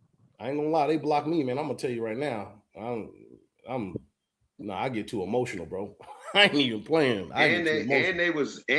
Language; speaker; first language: English; native; English